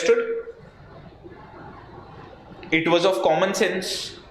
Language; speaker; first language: English; non-native, local second language; Hindi